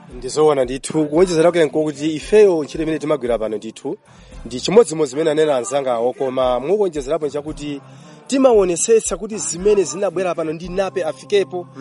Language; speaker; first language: Nyanja; non-native, local second language; Tumbuka